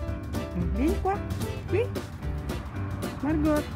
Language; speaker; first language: Italian; non-native, learner; Filipino